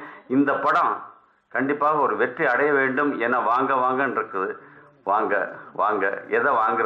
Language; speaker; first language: Tamil; native; Tamil